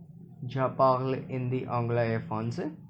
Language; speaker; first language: French; non-native, learner; Hindi